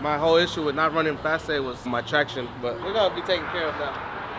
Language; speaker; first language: English; early bilingual, other home language; Spanish